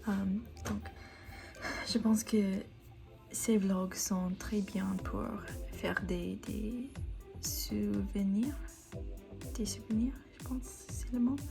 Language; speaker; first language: French; non-native, learner; English